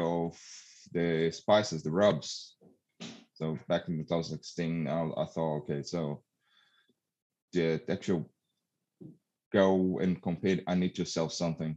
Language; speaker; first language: English; non-native, fluent; Portuguese